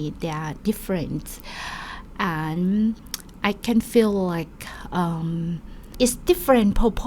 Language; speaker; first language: English; non-native, learner; Thai